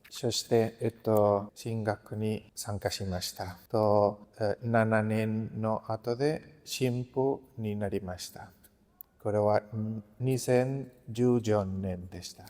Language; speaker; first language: Japanese; non-native, learner; Spanish